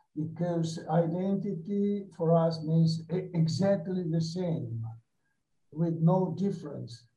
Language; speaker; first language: English; non-native, fluent; Italian